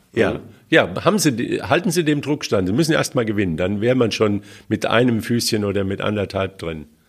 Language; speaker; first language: German; native; German